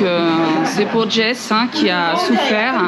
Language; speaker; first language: French; native; French